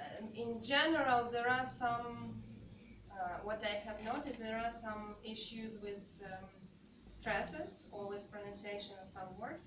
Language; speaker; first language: English; non-native, fluent; Russian